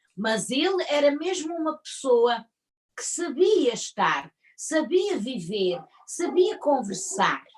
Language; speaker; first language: Portuguese; native; Portuguese